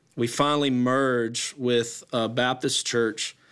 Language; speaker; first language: English; native; English